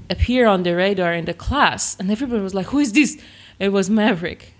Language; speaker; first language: English; non-native, fluent; Persian